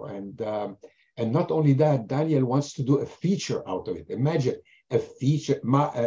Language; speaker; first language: English; non-native, fluent; German